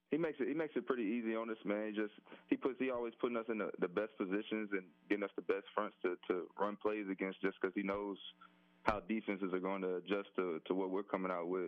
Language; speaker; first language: English; native; English